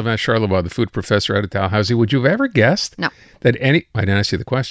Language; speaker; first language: English; native; English